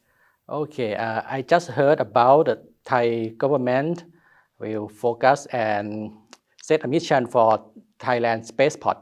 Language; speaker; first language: English; non-native, learner; Thai